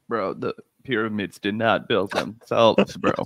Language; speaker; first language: English; native; English